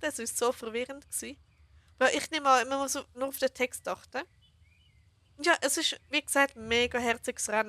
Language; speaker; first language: German; native; German